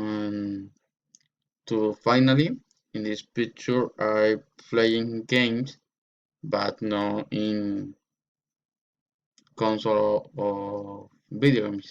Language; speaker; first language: English; non-native, learner; Spanish